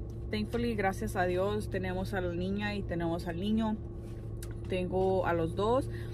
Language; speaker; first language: Spanish; early bilingual, heritage; Spanish